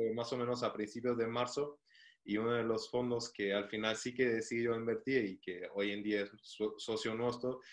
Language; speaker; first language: Spanish; non-native, fluent; German